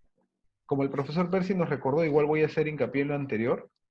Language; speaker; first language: Spanish; native; Spanish